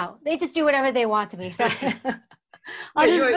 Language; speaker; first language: English; early bilingual, other home language; Greek